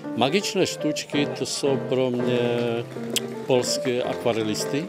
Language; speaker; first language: Czech; non-native, learner; Polish